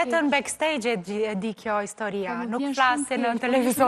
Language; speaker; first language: Albanian; non-native, learner; Portuguese